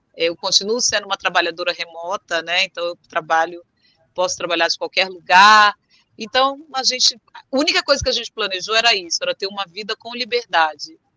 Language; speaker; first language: Portuguese; native; Portuguese